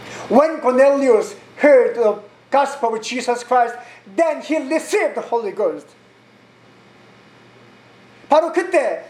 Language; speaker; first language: English; non-native, learner; Korean